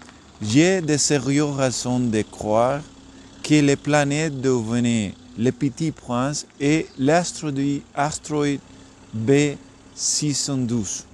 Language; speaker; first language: French; non-native, learner; Spanish